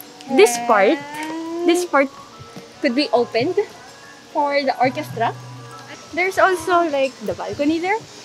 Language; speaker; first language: English; non-native, fluent; Japanese